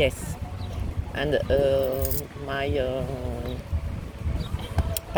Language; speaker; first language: English; non-native, learner; French